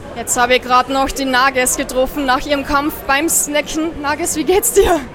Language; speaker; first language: German; native; German